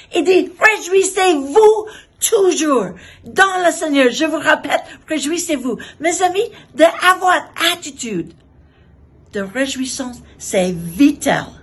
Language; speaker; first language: French; non-native, fluent; English